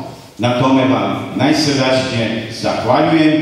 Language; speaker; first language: Croatian; native; Croatian